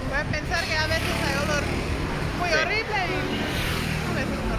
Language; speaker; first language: Spanish; non-native, learner; Finnish